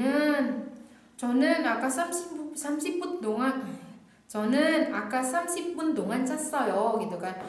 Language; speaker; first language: Korean; non-native, fluent; Indonesian